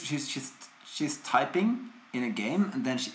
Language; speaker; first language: English; non-native, fluent; Norwegian